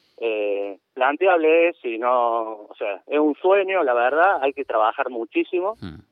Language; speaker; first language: Spanish; native; Spanish